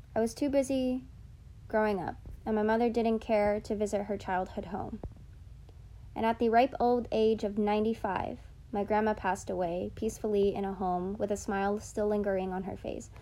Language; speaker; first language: English; early bilingual, other home language; Filipino